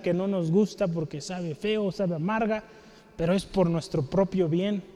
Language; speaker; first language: Spanish; native; Spanish